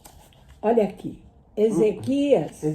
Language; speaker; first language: Portuguese; native; Portuguese